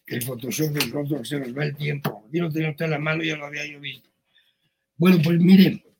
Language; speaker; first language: Spanish; early bilingual, other home language; Yiddish